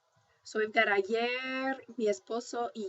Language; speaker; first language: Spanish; non-native, fluent; English